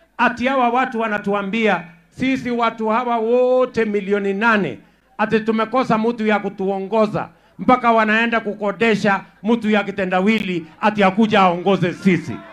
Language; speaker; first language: Swahili; non-native, local second language; Kalenjin